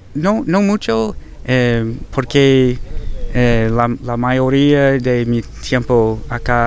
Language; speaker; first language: Spanish; non-native, learner; English